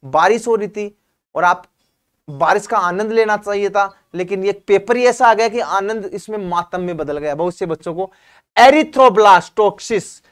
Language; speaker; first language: Hindi; native; Hindi